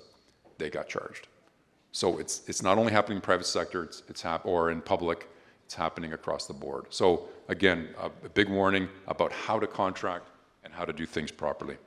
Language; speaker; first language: English; native; English